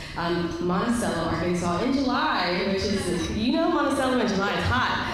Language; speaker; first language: English; native; English